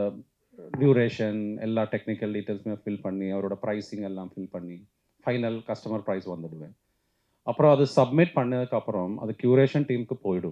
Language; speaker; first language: Tamil; non-native, local second language; Malayalam